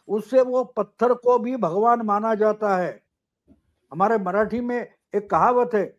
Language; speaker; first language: Hindi; non-native, local second language; Marathi